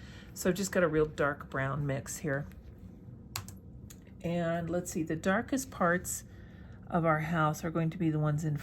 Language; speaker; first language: English; native; English